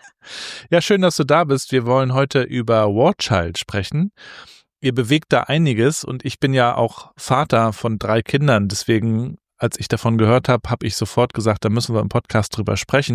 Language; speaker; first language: German; native; German